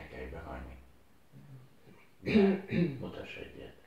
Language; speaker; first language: Hungarian; native; Hungarian